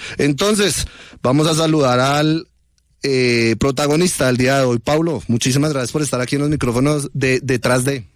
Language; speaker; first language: Spanish; native; Spanish